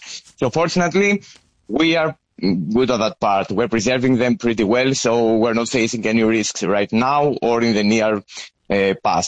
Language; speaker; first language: English; non-native, fluent; Greek